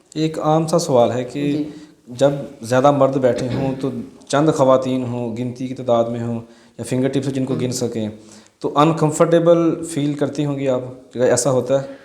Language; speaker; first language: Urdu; non-native, local second language; Punjabi